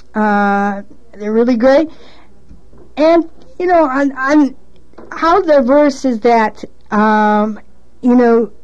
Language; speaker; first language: English; native; English